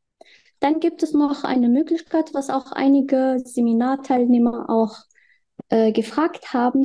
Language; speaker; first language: German; non-native, fluent; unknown